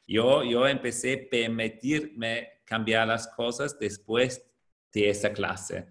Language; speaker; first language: Spanish; non-native, fluent; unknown